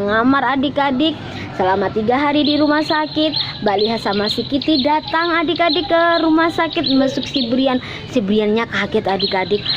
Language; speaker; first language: Indonesian; non-native, local second language; Javanese